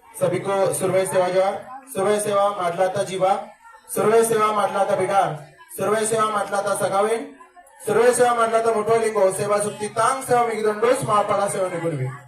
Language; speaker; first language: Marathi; non-native, local second language; Gondi